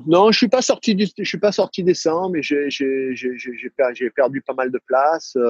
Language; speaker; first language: French; native; French